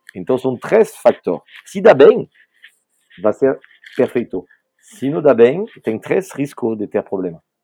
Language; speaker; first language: Portuguese; non-native, fluent; French